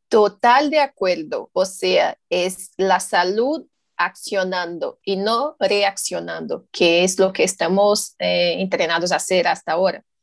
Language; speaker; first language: Spanish; non-native, fluent; Portuguese